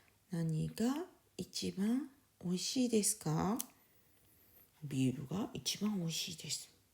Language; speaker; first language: Japanese; non-native, fluent; French